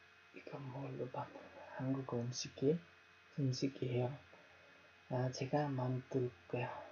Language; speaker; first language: Korean; non-native, learner; Nepali